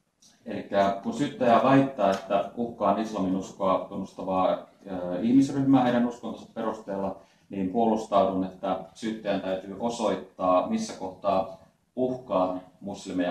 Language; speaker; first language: Finnish; native; Finnish